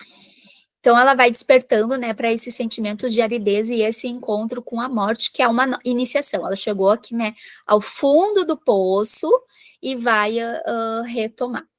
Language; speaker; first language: Portuguese; native; Portuguese